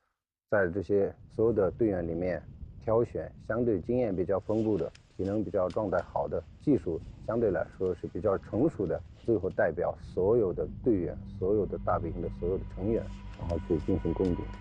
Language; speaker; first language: Chinese; native; Chinese